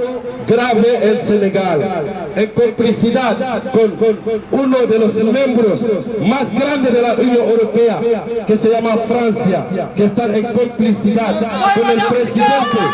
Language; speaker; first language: Spanish; non-native, local second language; Wolof